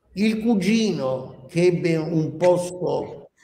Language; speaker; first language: Italian; early bilingual, heritage; Arabic